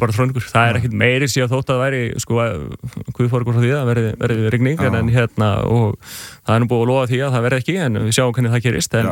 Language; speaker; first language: Icelandic; native; Icelandic